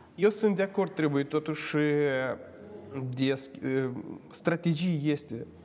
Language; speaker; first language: Romanian; native; Romanian